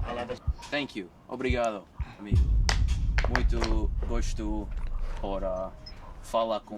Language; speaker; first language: Portuguese; non-native, learner; English